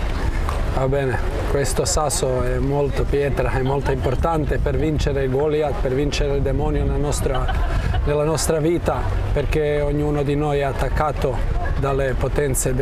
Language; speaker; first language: Italian; non-native, fluent; Croatian